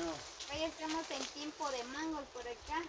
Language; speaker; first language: Spanish; native; Spanish